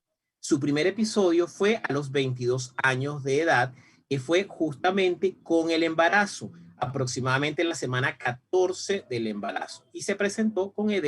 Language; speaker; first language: Spanish; native; Spanish